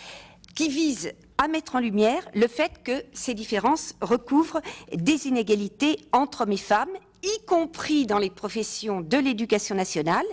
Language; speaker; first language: French; native; French